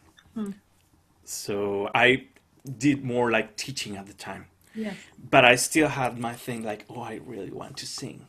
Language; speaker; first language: English; non-native, fluent; Spanish